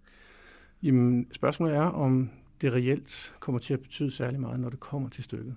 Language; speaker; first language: Danish; native; Danish